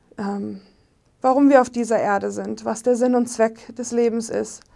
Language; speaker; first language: German; native; German